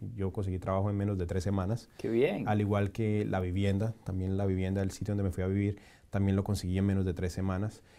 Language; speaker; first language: Spanish; native; Spanish